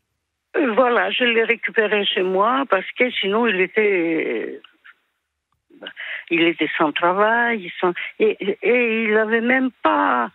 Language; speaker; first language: French; early bilingual, other home language; Greek